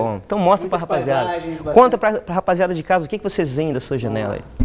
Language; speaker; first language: Portuguese; native; Portuguese